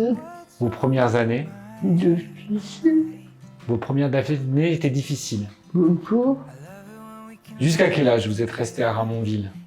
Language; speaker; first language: French; native; French